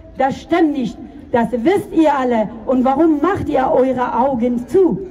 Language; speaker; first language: German; non-native, fluent; Persian